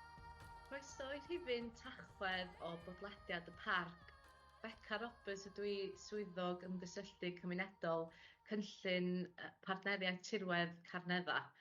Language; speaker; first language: Welsh; native; Welsh